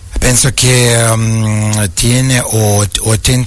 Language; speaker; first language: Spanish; non-native, learner; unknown